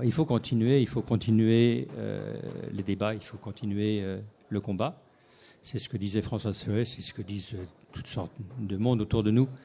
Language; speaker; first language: French; native; French